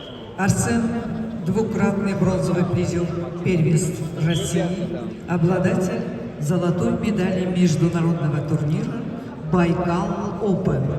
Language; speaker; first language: Russian; native; Russian